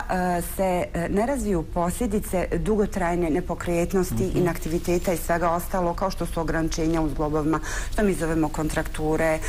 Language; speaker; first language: Bosnian; native; Bosnian